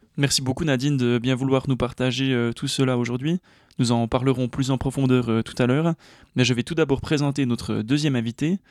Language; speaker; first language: French; native; French